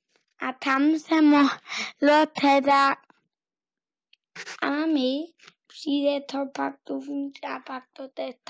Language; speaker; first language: Czech; early bilingual, heritage; Czech